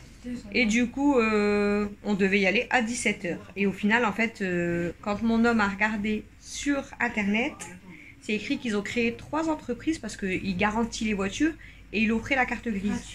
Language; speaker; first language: French; native; French